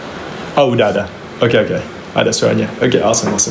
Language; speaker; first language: Indonesian; non-native, local second language; English